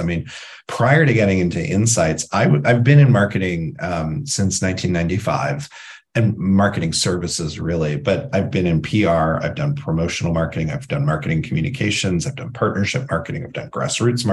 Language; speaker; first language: English; native; English